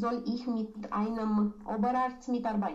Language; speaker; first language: German; non-native, learner; Romanian